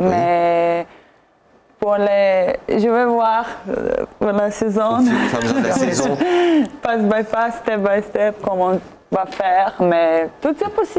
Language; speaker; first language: French; non-native, learner; Serbian